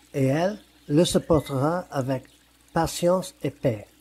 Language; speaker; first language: French; non-native, learner; English